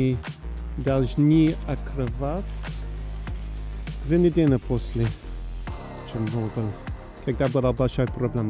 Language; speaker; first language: Russian; non-native, learner; English